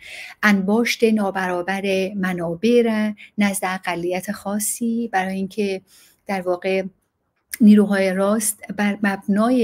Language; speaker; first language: Persian; native; Persian